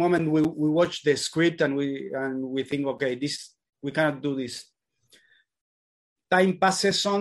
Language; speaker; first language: English; non-native, learner; Spanish